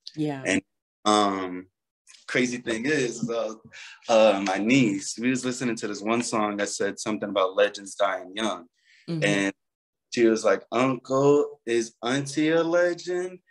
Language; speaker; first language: English; native; English